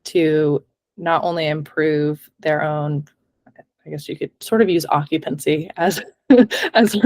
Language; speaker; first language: English; native; English